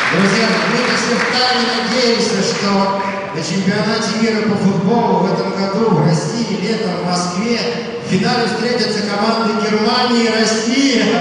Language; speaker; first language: Russian; native; Russian